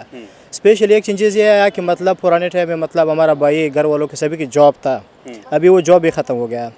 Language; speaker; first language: Hindi; non-native, fluent; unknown